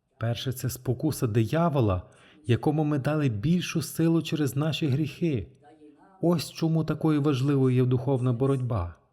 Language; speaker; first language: Ukrainian; non-native, fluent; French